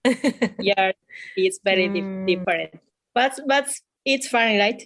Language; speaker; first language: English; non-native, fluent; Japanese